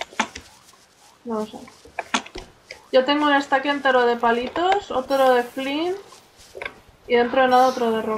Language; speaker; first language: Spanish; native; Spanish